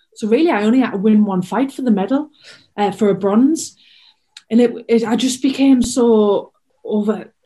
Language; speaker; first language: English; native; English